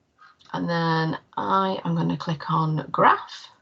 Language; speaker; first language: English; native; English